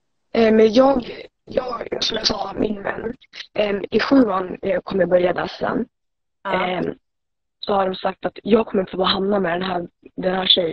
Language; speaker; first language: Swedish; native; Swedish